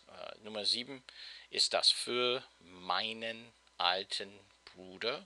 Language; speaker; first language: German; non-native, fluent; English